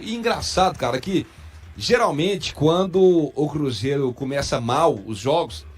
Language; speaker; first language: Portuguese; native; Portuguese